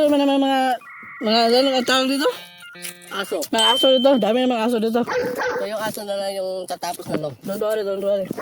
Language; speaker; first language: Filipino; non-native, local second language; Cebuano